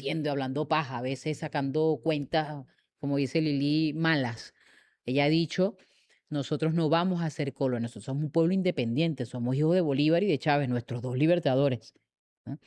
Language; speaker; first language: Spanish; native; Spanish